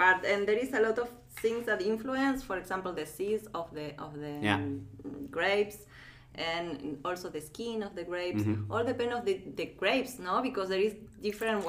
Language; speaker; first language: English; non-native, fluent; Spanish